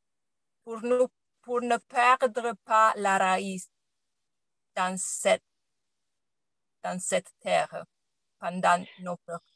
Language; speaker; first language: French; non-native, learner; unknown